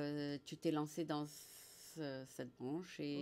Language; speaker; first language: French; native; French